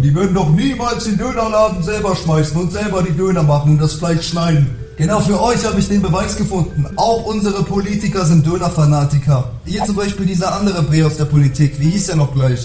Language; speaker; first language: German; native; German